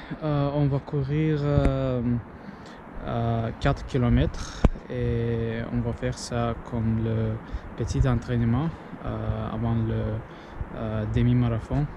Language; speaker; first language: French; non-native, learner; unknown